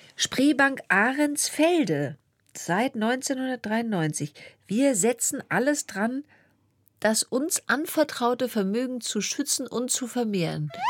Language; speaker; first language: German; native; German